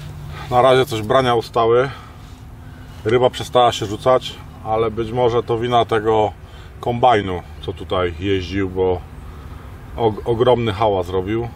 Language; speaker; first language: Polish; native; Polish